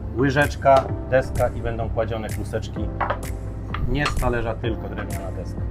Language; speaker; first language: Polish; native; Polish